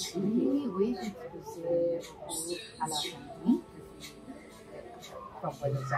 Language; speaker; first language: French; non-native, learner; Spanish